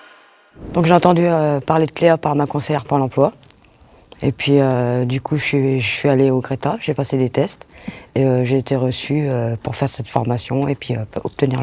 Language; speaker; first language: French; native; French